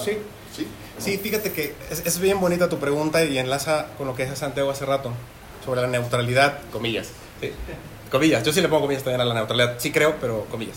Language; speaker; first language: Spanish; native; Spanish